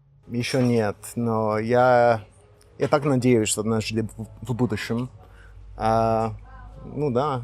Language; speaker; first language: Russian; non-native, learner; English